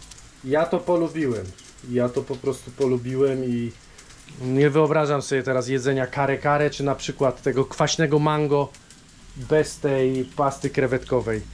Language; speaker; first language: Polish; native; Polish